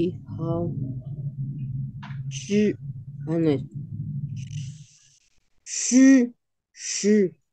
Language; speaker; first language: Chinese; non-native, learner; Spanish